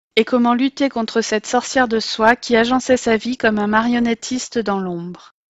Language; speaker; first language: French; native; French